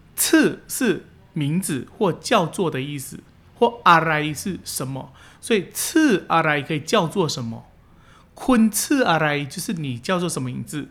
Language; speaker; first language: Chinese; early bilingual, heritage; Chinese